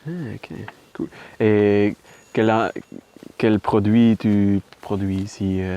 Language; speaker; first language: French; non-native, learner; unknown